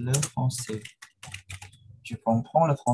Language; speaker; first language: French; non-native, fluent; Indonesian